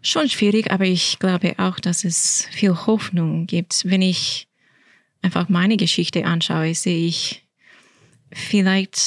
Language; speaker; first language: German; non-native, fluent; English